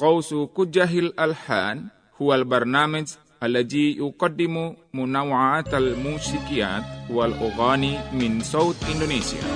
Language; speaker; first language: Arabic; non-native, fluent; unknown